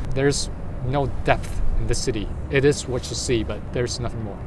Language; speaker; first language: English; non-native, fluent; Chinese